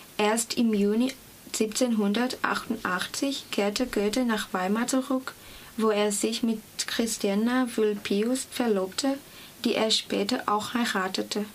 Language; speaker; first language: German; non-native, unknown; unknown